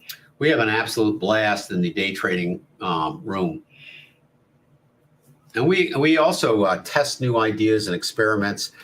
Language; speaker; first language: English; native; English